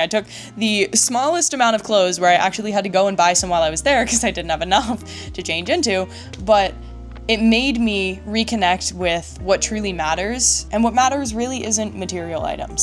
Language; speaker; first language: English; native; English